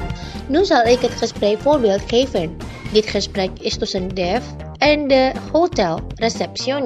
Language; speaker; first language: Dutch; non-native, learner; Indonesian